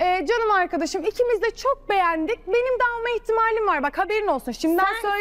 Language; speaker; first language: Turkish; native; Turkish